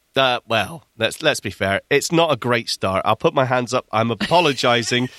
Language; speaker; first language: English; native; English